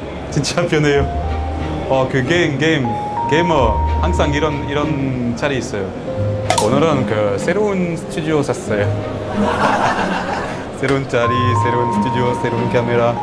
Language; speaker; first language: Korean; non-native, learner; French